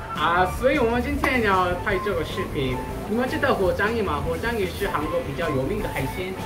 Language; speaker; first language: Chinese; non-native, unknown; Korean